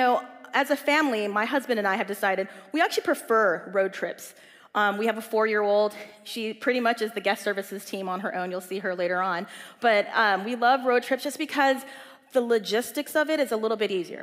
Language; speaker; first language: English; native; English